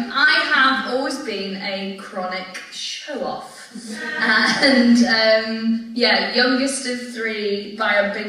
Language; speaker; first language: English; native; English